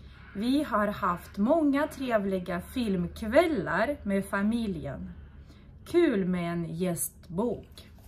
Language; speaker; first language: Swedish; non-native, fluent; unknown